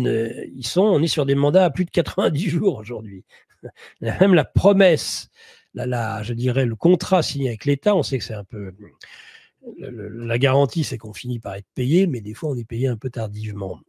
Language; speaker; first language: French; native; French